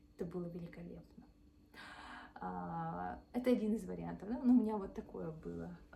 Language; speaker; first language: Russian; non-native, local second language; Yakut